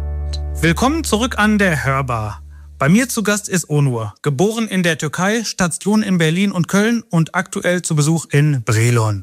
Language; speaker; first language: German; native; German